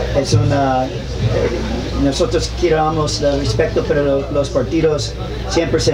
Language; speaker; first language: Spanish; non-native, learner; English